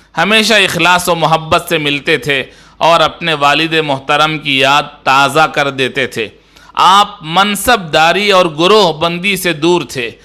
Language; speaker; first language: Urdu; native; Urdu